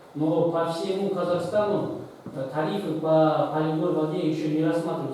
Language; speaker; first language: Russian; non-native, local second language; Kazakh